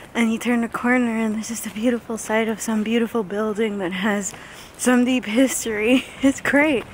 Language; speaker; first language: English; native; English